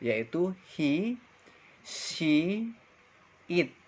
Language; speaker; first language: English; non-native, fluent; Indonesian